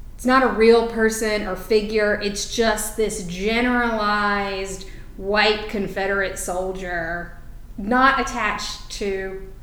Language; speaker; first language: English; native; English